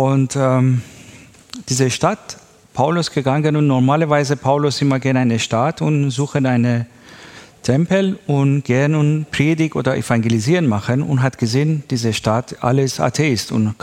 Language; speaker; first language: German; non-native, learner; Persian